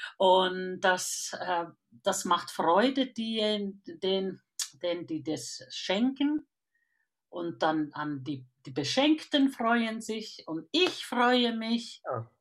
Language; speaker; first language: German; non-native, fluent; Finnish